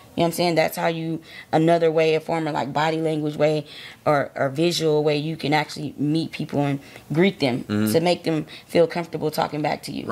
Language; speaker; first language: English; native; English